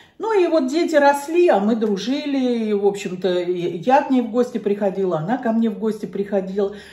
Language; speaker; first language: Russian; native; Russian